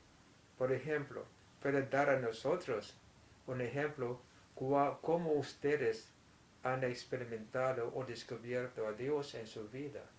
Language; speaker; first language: Spanish; non-native, fluent; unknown